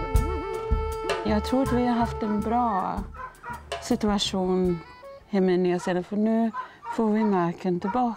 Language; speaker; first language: Swedish; non-native, fluent; Māori